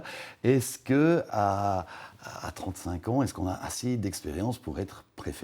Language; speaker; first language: French; native; French